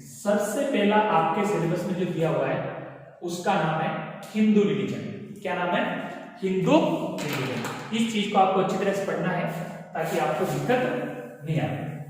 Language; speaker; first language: Hindi; native; Hindi